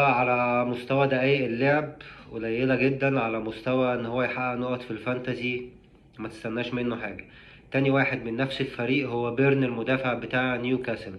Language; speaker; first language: Arabic; native; Arabic